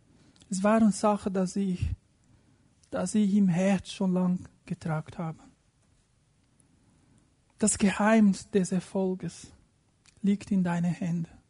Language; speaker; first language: German; non-native, fluent; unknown